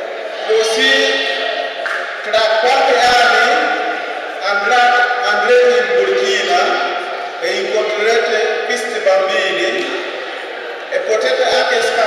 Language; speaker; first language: Italian; non-native, fluent; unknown